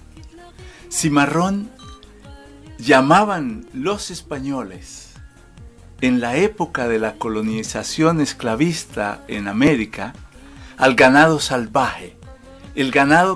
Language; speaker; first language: Spanish; native; Spanish